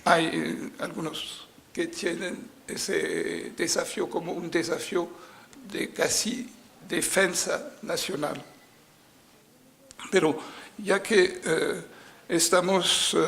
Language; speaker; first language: Spanish; non-native, fluent; French